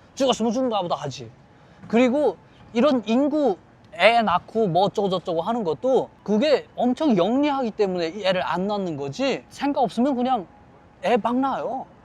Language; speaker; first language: Korean; native; Korean